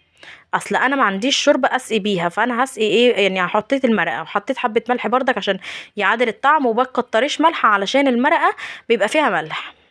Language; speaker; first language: Arabic; native; Arabic